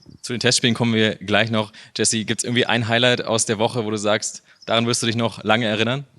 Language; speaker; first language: German; native; German